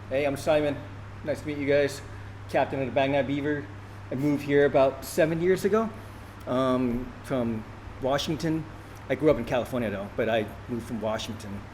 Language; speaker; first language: English; early bilingual, other home language; Thai